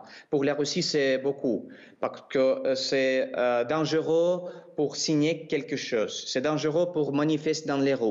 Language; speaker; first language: French; non-native, learner; Russian